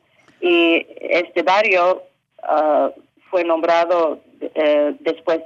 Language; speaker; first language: Spanish; early bilingual, heritage; English